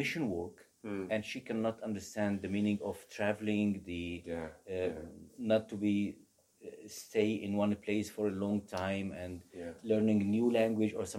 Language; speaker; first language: English; non-native, fluent; Arabic